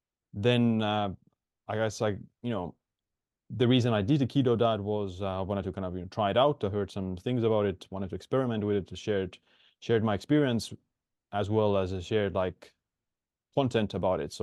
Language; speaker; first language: English; non-native, fluent; Estonian